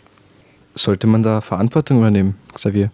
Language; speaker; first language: German; native; German